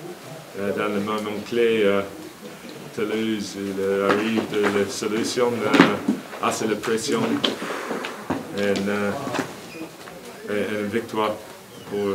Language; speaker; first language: French; non-native, learner; English